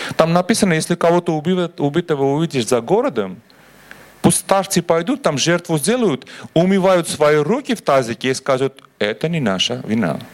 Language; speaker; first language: Russian; non-native, local second language; Armenian